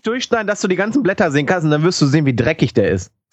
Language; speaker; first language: German; native; German